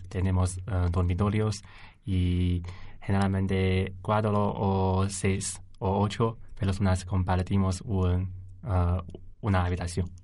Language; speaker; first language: Spanish; non-native, learner; Chinese